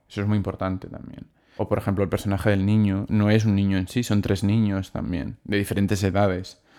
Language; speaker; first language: Spanish; non-native, local second language; Catalan